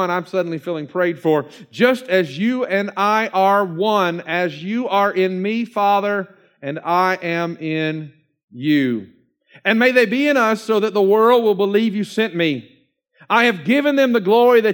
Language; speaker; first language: English; native; English